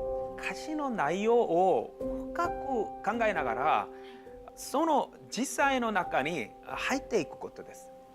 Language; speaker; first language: Japanese; non-native, learner; Korean